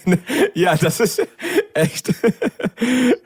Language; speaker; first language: German; non-native, learner; English